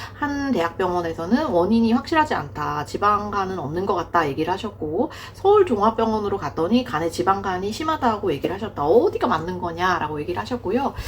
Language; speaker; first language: Korean; native; Korean